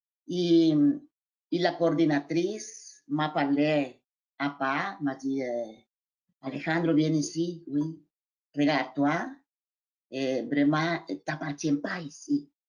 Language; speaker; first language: French; non-native, fluent; Spanish